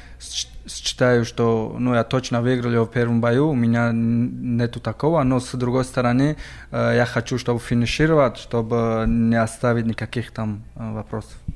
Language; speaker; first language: Russian; non-native, fluent; Tajik